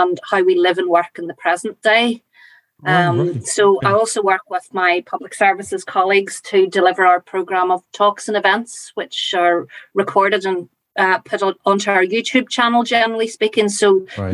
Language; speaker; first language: English; native; English